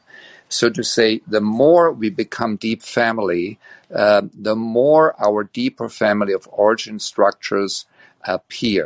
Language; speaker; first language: English; non-native, fluent; German